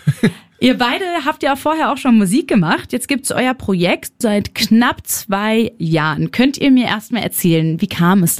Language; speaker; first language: German; native; German